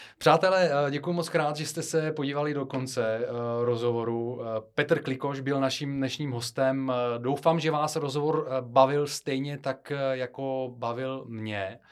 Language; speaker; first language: Czech; non-native, fluent; Bulgarian